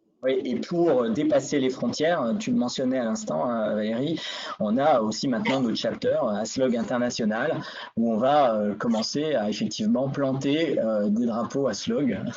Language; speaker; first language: French; native; French